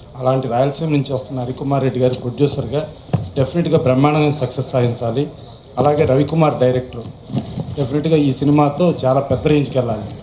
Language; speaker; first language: Telugu; native; Telugu